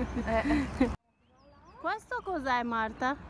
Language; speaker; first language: Italian; non-native, learner; Hindi